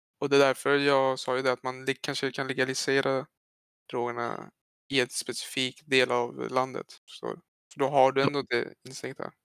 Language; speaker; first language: Swedish; early bilingual, other home language; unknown